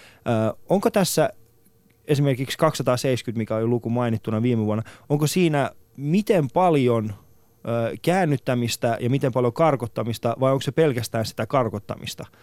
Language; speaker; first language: Finnish; early bilingual, other home language; Persian